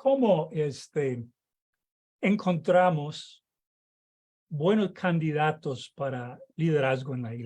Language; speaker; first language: Spanish; non-native, fluent; English